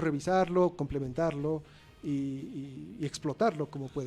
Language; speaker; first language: Spanish; native; Spanish